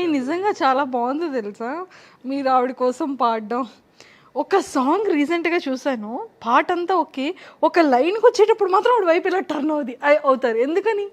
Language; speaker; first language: Telugu; native; Telugu